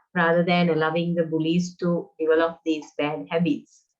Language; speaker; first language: English; non-native, local second language; Sinhala